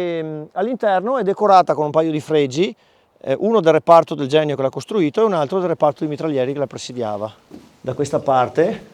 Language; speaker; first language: Italian; native; Italian